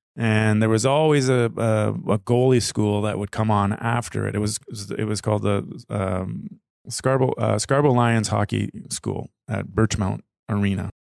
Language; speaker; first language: English; native; English